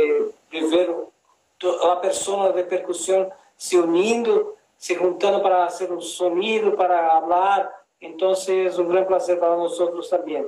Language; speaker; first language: Spanish; non-native, learner; Portuguese